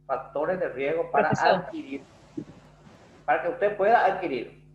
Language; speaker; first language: Spanish; non-native, fluent; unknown